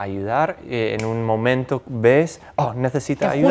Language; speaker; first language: Spanish; non-native, fluent; English